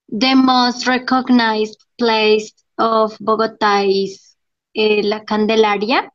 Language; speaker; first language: English; non-native, learner; Spanish